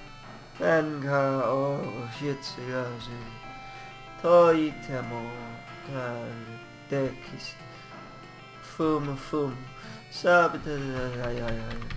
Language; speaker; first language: Japanese; non-native, learner; English